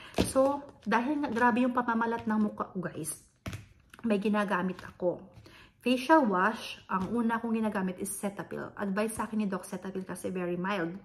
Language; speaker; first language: Filipino; non-native, local second language; Hiligaynon